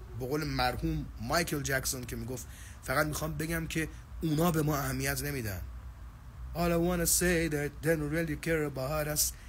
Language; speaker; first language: Persian; native; Persian